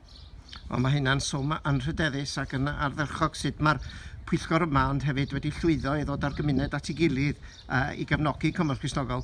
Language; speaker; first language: Welsh; native; Welsh